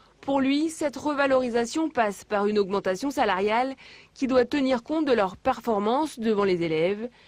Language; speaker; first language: French; native; French